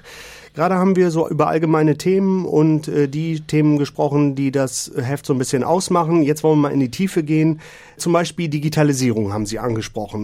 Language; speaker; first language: German; native; German